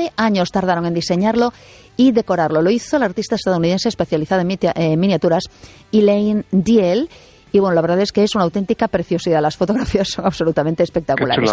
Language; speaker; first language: Spanish; native; Spanish